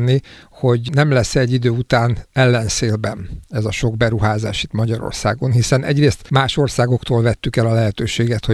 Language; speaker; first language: Hungarian; native; Hungarian